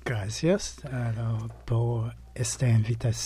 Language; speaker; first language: Spanish; non-native, fluent; English